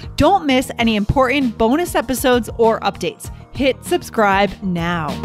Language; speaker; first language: English; native; English